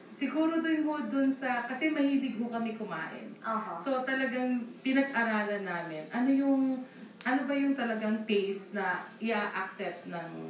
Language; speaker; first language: Filipino; non-native, local second language; Bikol